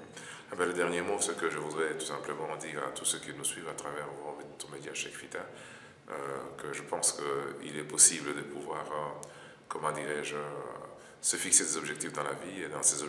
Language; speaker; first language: French; non-native, local second language; Lingala